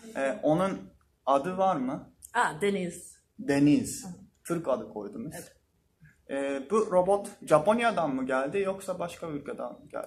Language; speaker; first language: Turkish; non-native, learner; Japanese